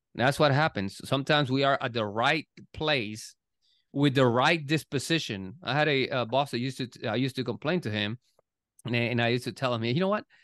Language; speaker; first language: English; non-native, fluent; Spanish